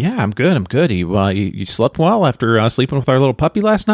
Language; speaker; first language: English; native; English